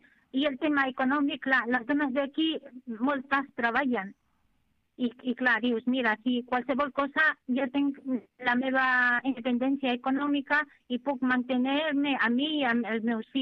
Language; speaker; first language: Catalan; non-native, fluent; Arabic